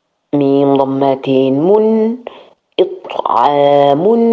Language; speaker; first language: Arabic; non-native, learner; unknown